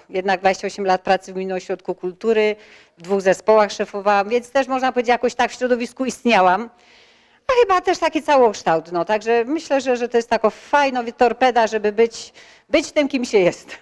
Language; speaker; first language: Polish; native; Polish